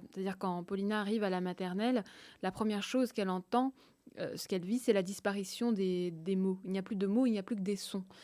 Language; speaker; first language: French; early bilingual, other home language; Russian